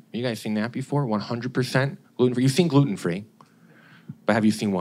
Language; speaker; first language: English; native; English